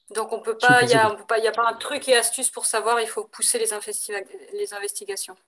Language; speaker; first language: French; native; French